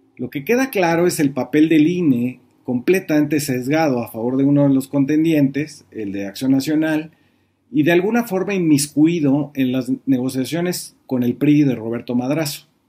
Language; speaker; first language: Spanish; native; Spanish